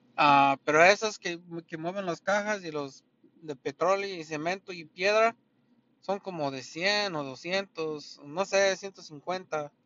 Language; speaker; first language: Spanish; early bilingual, heritage; Spanish